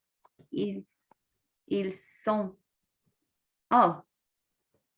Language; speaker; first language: French; non-native, learner; English